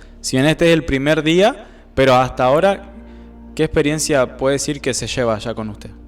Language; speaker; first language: Spanish; native; Spanish